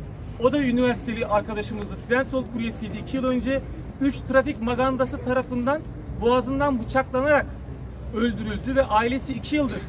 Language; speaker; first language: Turkish; native; Turkish